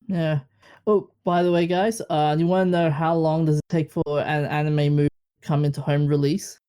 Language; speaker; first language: English; native; English